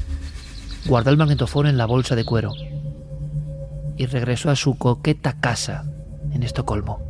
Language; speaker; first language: Spanish; native; Spanish